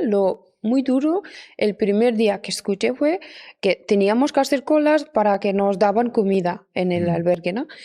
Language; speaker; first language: Spanish; non-native, fluent; Persian